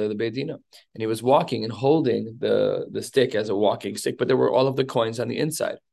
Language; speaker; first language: English; native; English